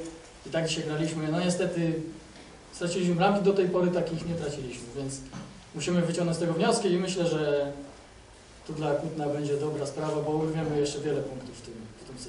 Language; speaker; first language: Polish; native; Polish